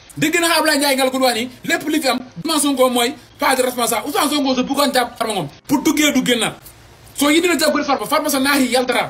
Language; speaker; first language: Wolof; non-native, local second language; Fula